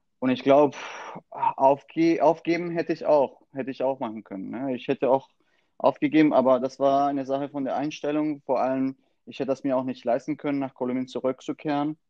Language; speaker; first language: German; non-native, fluent; Spanish